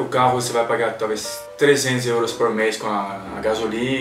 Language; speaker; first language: Portuguese; non-native, fluent; French